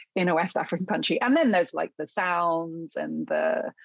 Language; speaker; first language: English; early bilingual, other home language; Akan